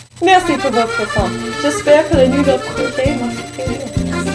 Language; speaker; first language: French; non-native, learner; English